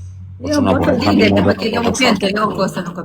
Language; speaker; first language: Italian; non-native, learner; Albanian